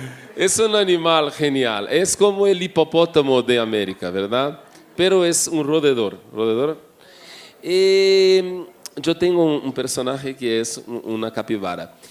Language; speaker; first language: Spanish; non-native, fluent; Portuguese